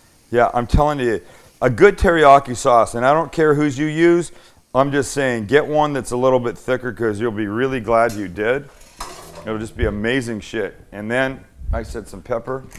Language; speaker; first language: English; native; English